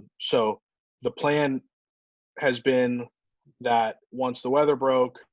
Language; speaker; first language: English; native; English